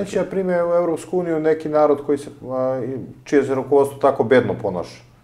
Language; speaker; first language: Serbian; native; Serbian